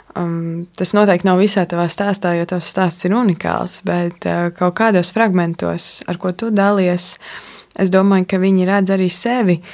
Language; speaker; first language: Latvian; native; Latvian